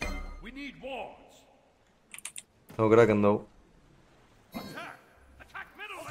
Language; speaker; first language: Spanish; native; Spanish